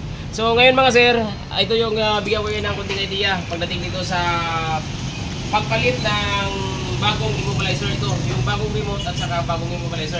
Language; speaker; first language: Filipino; native; Filipino